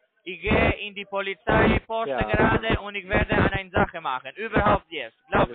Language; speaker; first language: German; non-native, learner; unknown